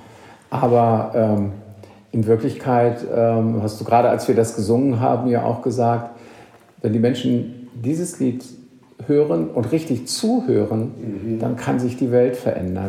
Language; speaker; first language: German; native; German